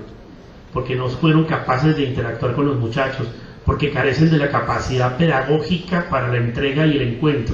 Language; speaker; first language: Spanish; native; Spanish